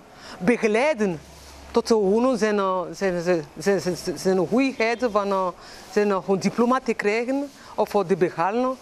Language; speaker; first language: Dutch; non-native, learner; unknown